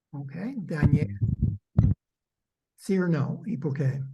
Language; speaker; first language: Spanish; non-native, fluent; English